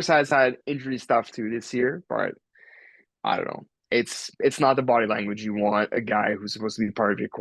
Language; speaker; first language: English; native; English